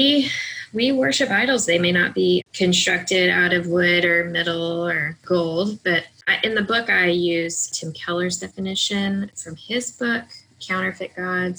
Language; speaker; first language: English; native; English